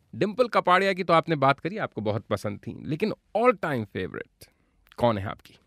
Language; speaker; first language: Hindi; native; Hindi